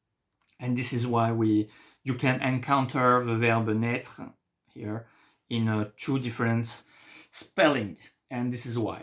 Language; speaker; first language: English; non-native, fluent; French